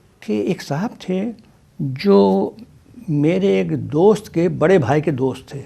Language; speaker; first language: Urdu; native; Urdu